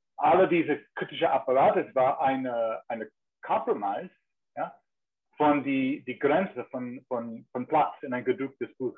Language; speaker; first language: German; non-native, fluent; English